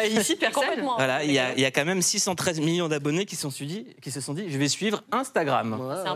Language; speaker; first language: French; native; French